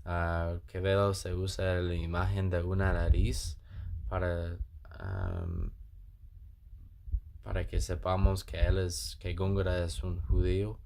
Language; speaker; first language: Spanish; non-native, learner; English